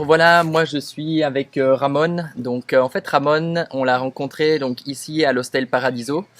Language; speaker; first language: French; native; French